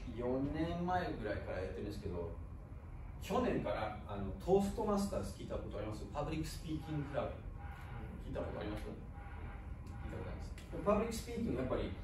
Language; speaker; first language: Japanese; non-native, fluent; German